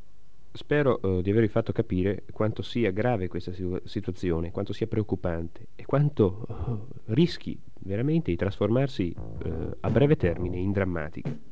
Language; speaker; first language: Italian; native; Italian